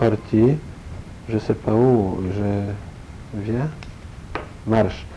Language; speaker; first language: French; non-native, learner; Polish